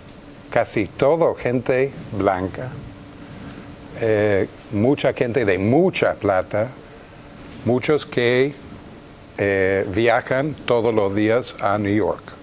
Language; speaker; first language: Spanish; non-native, fluent; English